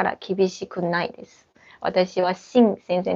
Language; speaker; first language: Japanese; non-native, fluent; Chinese